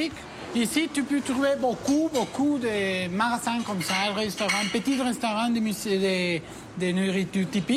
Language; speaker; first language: French; non-native, learner; Spanish